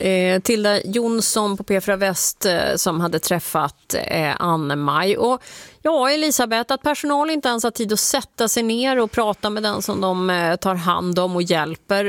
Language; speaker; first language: Swedish; native; Swedish